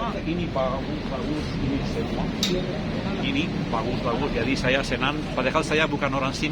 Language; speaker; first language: Indonesian; non-native, fluent; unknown